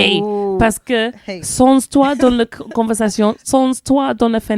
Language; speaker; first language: French; non-native, learner; English